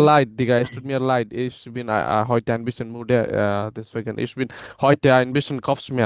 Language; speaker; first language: German; non-native, learner; Bangla